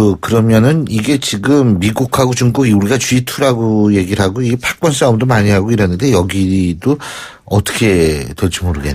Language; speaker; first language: Korean; native; Korean